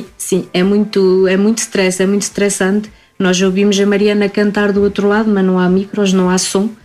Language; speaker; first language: Portuguese; native; Portuguese